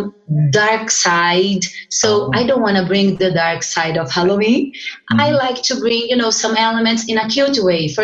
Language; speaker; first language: English; non-native, fluent; Portuguese